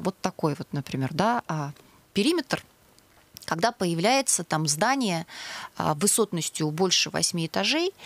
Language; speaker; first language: Russian; native; Russian